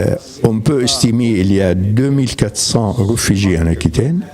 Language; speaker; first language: French; non-native, fluent; Arabic